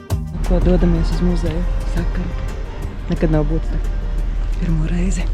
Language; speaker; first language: Latvian; native; Latvian